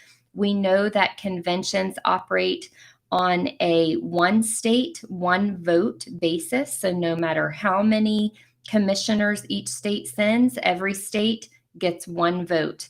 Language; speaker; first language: English; native; English